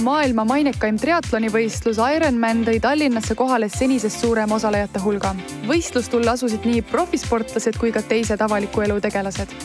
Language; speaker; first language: Estonian; native; Estonian